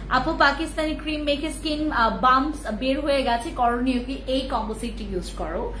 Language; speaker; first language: Bangla; non-native, local second language; Khasi